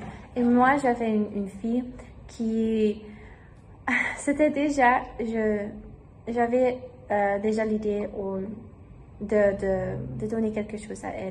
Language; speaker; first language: French; non-native, learner; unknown